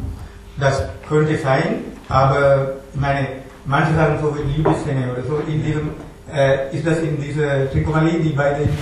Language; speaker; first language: German; non-native, learner; Tamil